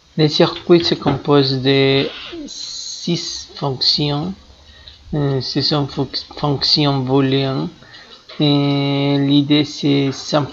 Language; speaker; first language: French; non-native, fluent; Spanish